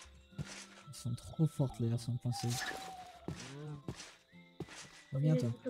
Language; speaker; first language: French; native; French